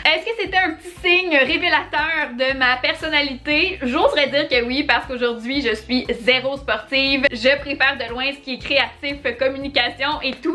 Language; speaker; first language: French; native; French